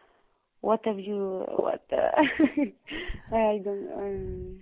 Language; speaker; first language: English; non-native, learner; French